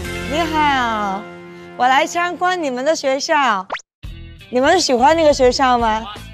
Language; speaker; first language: Chinese; non-native, local second language; Cantonese